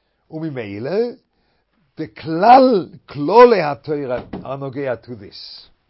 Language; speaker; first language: English; non-native, fluent; German